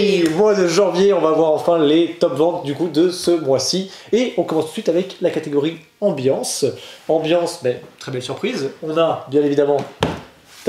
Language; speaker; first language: French; native; French